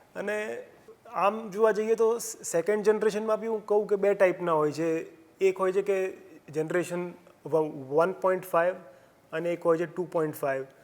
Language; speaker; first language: Gujarati; native; Gujarati